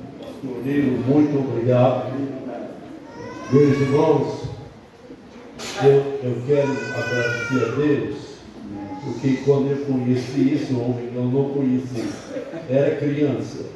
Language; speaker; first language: Portuguese; non-native, fluent; English